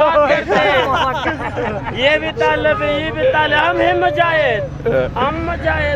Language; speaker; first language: Hindi; non-native, learner; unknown